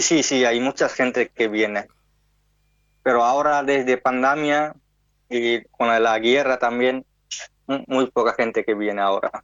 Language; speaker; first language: Spanish; non-native, learner; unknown